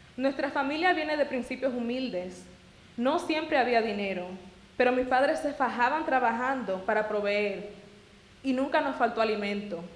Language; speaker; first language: Spanish; early bilingual, other home language; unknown